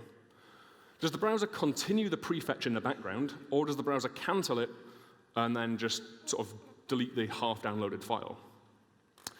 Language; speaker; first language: English; native; English